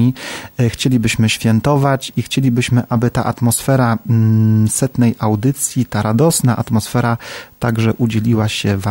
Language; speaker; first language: Polish; native; Polish